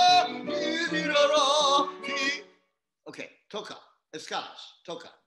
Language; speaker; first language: Spanish; non-native, learner; English